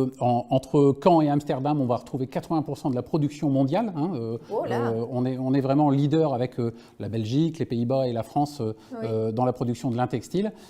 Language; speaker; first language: French; native; French